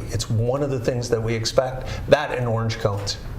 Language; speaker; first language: English; native; English